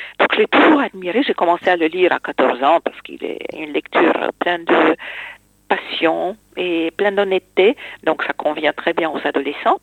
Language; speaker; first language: French; non-native, fluent; Romanian